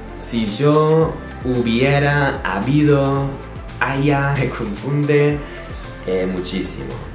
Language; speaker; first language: Spanish; non-native, fluent; English